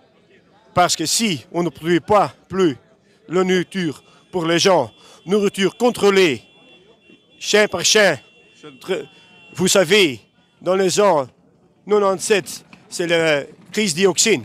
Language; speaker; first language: French; non-native, local second language; Dutch